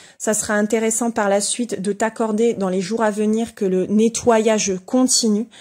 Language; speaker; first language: French; native; French